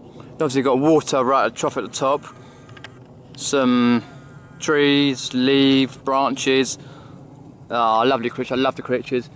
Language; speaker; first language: English; native; English